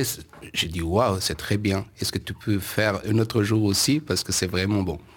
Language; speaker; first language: French; non-native, learner; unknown